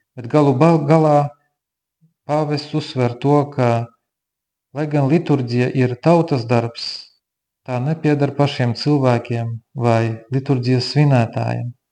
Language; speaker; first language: Latvian; native; Latvian